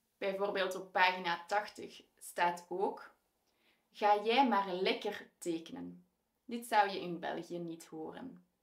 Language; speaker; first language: Dutch; native; Dutch